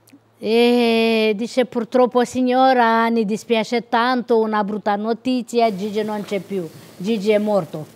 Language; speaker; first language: Italian; non-native, local second language; Romanian